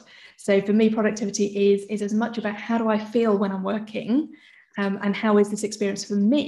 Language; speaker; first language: English; native; English